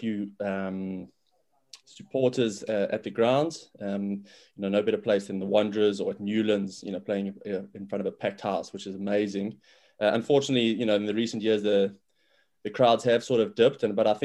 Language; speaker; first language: English; native; English